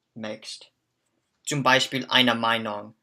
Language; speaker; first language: German; non-native, learner; English